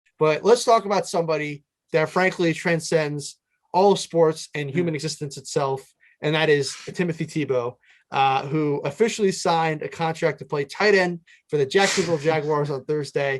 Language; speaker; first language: English; native; English